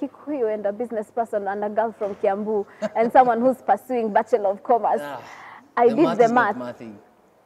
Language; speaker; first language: English; non-native, local second language; Kikuyu